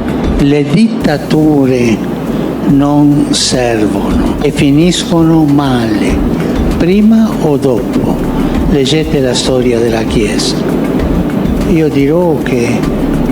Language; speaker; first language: Italian; non-native, fluent; Spanish